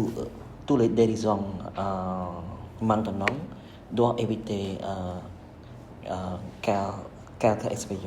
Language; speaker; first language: French; non-native, learner; Khmer